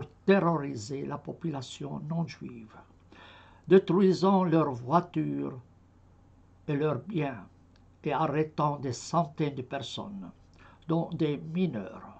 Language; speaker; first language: French; non-native, fluent; Arabic